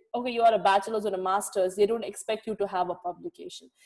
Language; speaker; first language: English; non-native, local second language; Kashmiri